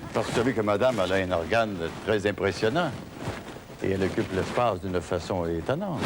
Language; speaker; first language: French; native; French